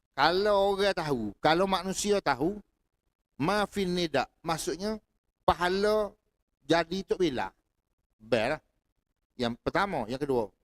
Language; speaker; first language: Malay; native; Malay